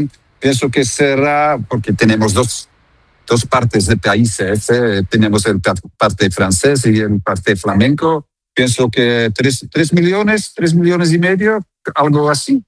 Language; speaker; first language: Spanish; non-native, fluent; Dutch